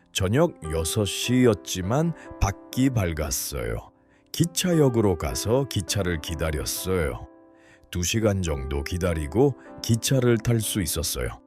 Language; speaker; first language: Korean; non-native, learner; Uzbek